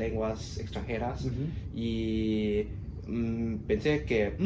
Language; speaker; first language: Spanish; non-native, learner; Cantonese